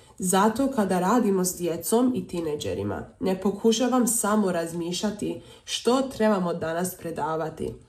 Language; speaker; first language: Serbian; early bilingual, heritage; Croatian